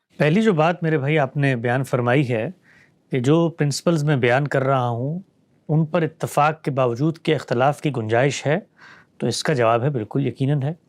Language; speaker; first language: Urdu; native; Urdu